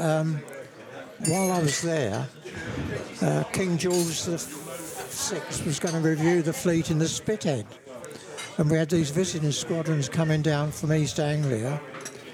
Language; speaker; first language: English; native; English